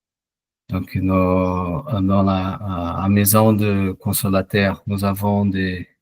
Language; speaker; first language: French; non-native, fluent; Portuguese